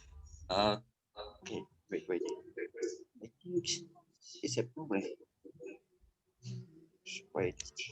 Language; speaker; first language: English; non-native, learner; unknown